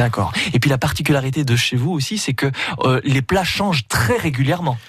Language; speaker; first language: French; native; French